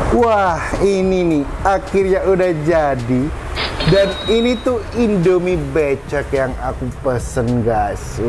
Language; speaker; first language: Indonesian; native; Indonesian